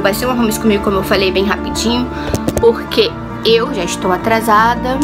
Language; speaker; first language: Portuguese; native; Portuguese